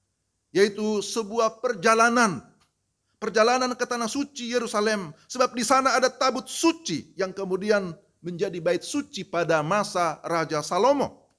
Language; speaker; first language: Indonesian; native; Indonesian